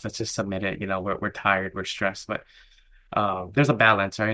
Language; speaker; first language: English; native; English